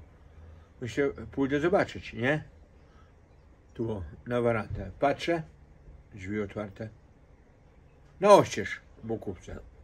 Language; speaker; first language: Polish; native; Polish